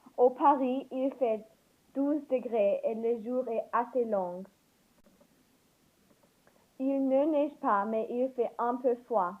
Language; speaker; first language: French; non-native, learner; English